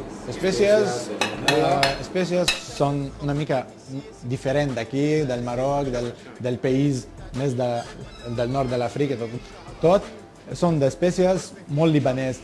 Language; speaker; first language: Catalan; non-native, learner; Arabic